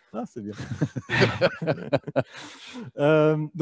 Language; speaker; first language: French; native; French